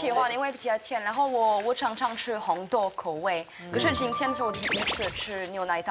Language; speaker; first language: Chinese; non-native, fluent; French